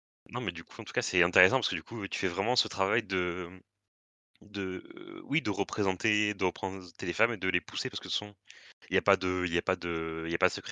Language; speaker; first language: French; native; French